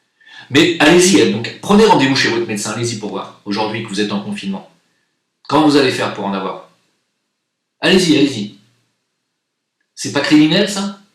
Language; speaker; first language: French; native; French